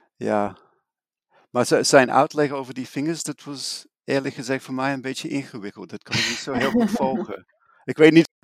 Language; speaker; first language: Dutch; non-native, fluent; English